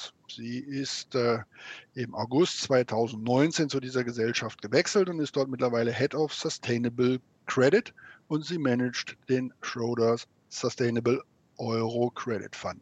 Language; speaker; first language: German; native; German